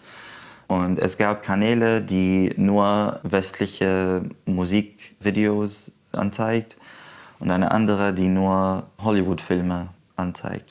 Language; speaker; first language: German; non-native, fluent; Arabic